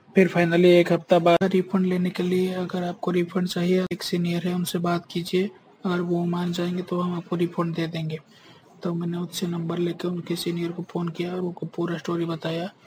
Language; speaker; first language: Hindi; native; Hindi